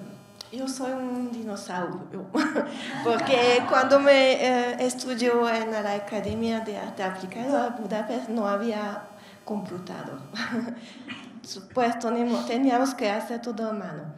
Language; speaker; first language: Spanish; non-native, learner; Hungarian